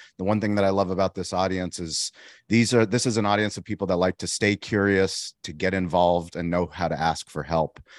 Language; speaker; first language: English; native; English